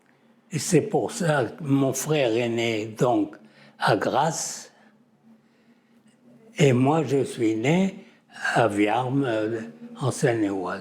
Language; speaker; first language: French; native; French